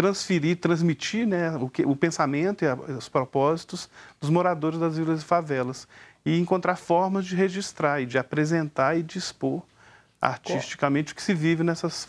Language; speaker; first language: Portuguese; native; Portuguese